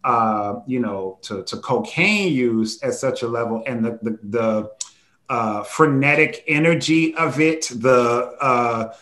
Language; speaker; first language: English; native; English